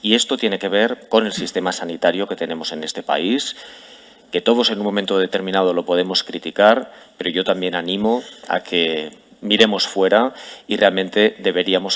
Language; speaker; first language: Spanish; native; Spanish